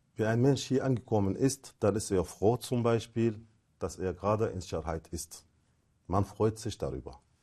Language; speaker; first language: German; non-native, fluent; Arabic